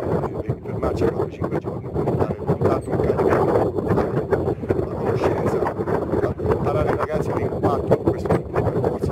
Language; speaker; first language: Italian; native; Italian